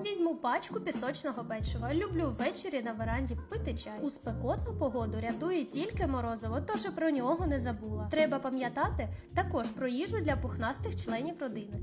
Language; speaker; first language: Ukrainian; native; Ukrainian